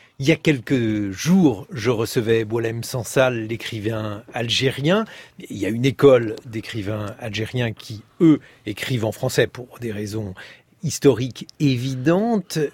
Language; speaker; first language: French; native; French